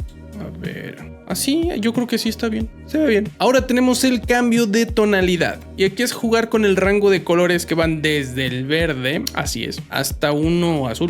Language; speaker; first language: Spanish; native; Spanish